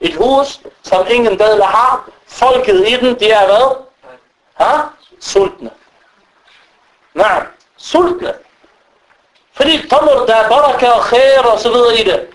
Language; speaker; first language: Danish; non-native, fluent; Arabic